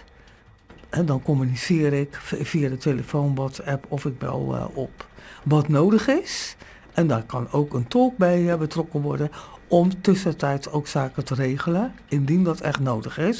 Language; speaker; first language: Dutch; native; Dutch